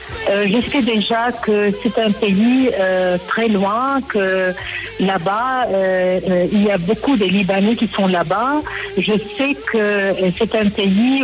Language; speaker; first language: French; non-native, local second language; Arabic